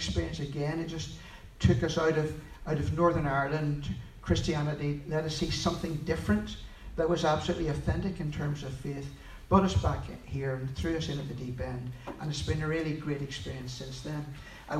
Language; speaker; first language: English; native; English